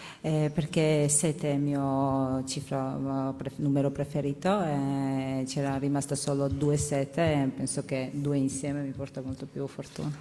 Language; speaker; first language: Italian; non-native, learner; Georgian